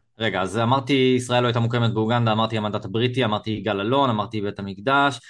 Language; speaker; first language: Hebrew; native; Hebrew